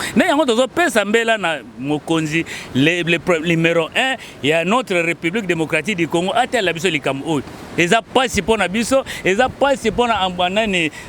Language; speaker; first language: Lingala; non-native, local second language; Kongo